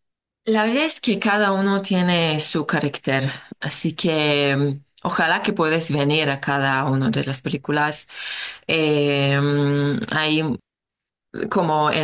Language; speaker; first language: Spanish; non-native, learner; Hebrew